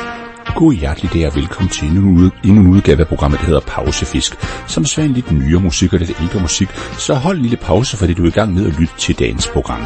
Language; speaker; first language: Danish; native; Danish